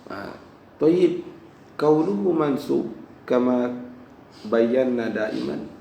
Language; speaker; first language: Arabic; non-native, fluent; Indonesian